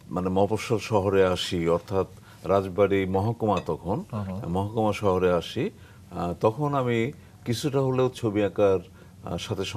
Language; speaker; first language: Bangla; native; Bangla